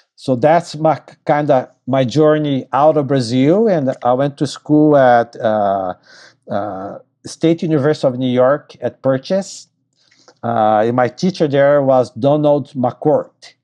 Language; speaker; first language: English; non-native, fluent; Portuguese